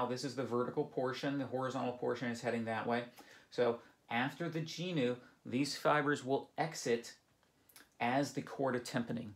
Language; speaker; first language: English; native; English